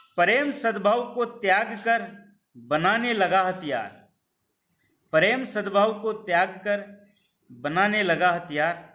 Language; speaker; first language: Hindi; native; Hindi